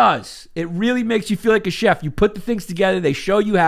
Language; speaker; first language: English; native; English